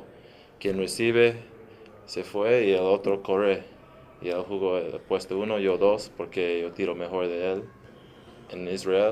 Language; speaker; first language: Spanish; early bilingual, heritage; English